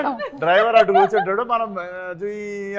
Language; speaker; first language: Telugu; native; Telugu